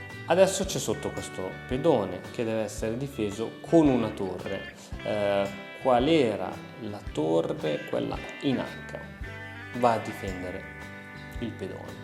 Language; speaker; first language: Italian; native; Italian